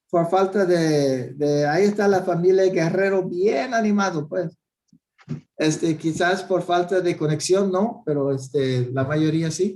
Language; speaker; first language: Spanish; non-native, fluent; English